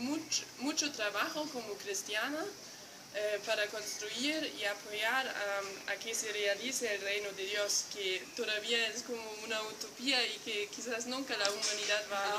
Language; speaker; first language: Spanish; non-native, fluent; German